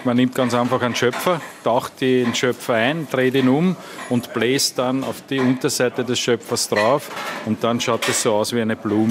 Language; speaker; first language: German; native; German